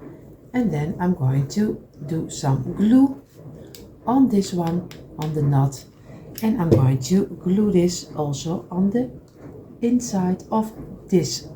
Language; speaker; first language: English; non-native, fluent; Dutch